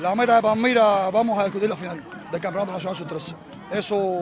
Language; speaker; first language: Spanish; native; Spanish